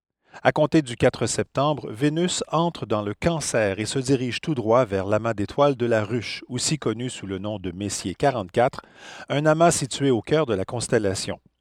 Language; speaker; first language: French; native; French